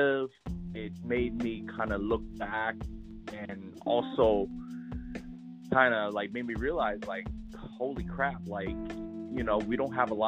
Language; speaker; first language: English; native; English